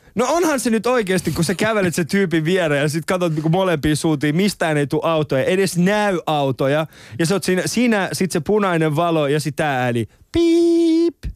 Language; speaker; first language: Finnish; early bilingual, other home language; Persian